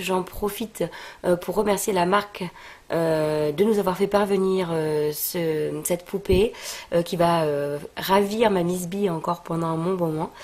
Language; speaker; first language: French; native; French